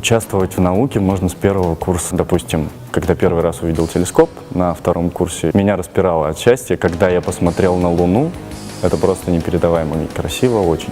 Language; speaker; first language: Russian; native; Russian